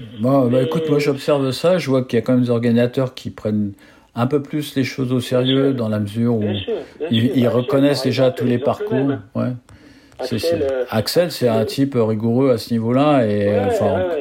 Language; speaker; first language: French; native; French